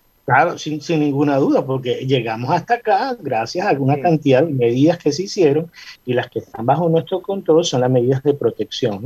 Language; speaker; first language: Spanish; native; Spanish